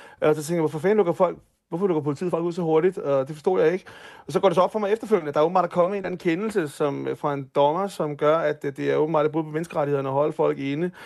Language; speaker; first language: Danish; native; Danish